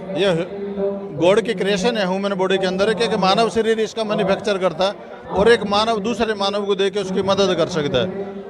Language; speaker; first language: Hindi; native; Hindi